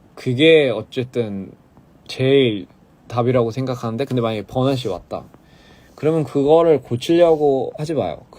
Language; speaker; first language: Korean; early bilingual, other home language; English